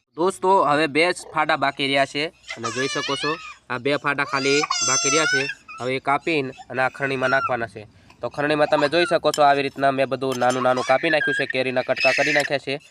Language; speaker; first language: Gujarati; non-native, local second language; Bhili